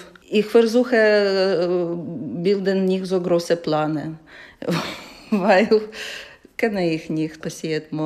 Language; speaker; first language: German; non-native, learner; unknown